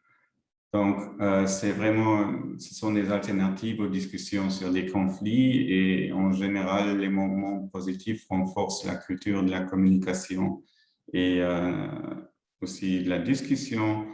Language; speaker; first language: French; non-native, local second language; Luxembourgish